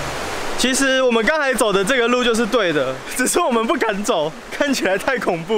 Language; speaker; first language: Chinese; native; Chinese